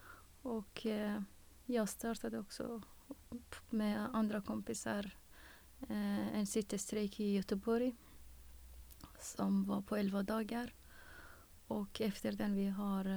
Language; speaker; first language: Swedish; non-native, fluent; Persian